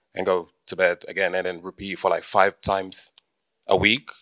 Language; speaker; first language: English; early bilingual, heritage; Portuguese